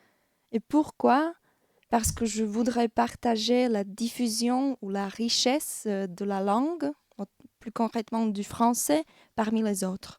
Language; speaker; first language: French; non-native, fluent; Slovak